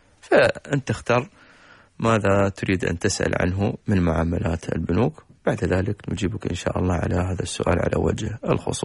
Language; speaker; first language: Arabic; native; Arabic